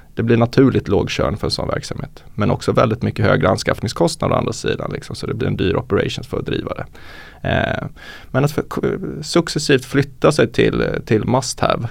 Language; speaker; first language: Swedish; native; Swedish